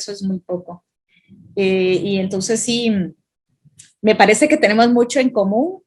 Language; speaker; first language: Spanish; native; Spanish